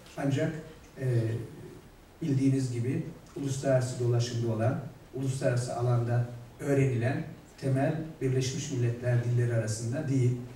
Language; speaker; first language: Turkish; native; Turkish